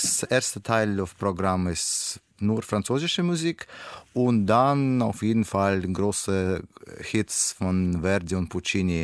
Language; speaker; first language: German; non-native, learner; Russian